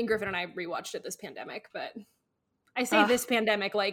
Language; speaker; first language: English; native; English